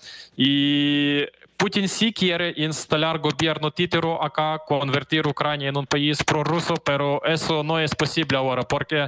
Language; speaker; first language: Spanish; non-native, fluent; Ukrainian